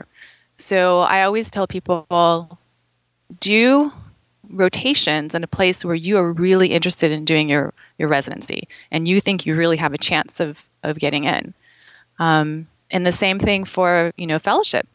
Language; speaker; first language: English; native; English